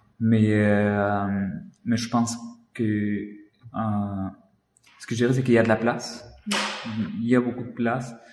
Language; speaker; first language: French; non-native, fluent; Spanish